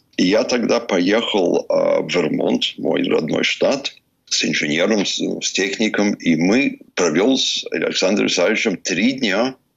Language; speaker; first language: Russian; early bilingual, heritage; English